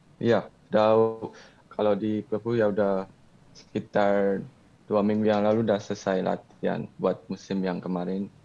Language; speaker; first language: Indonesian; early bilingual, heritage; Indonesian